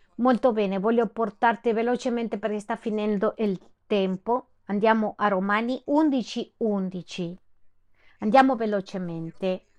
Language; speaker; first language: Italian; non-native, fluent; Spanish